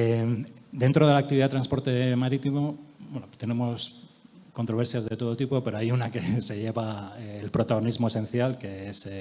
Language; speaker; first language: Spanish; native; Spanish